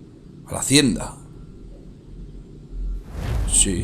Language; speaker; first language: Spanish; native; Spanish